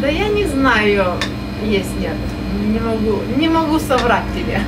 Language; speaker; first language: Russian; early bilingual, heritage; Russian